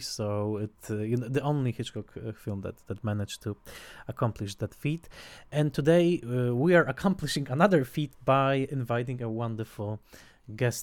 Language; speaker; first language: English; non-native, fluent; Polish